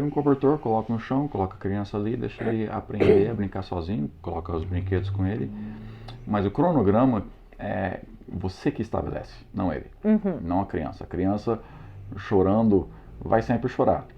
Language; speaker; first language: Portuguese; non-native, fluent; English